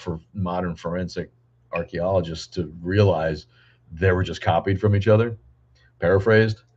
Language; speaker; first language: English; native; English